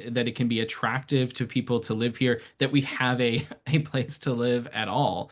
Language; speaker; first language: English; early bilingual, other home language; Persian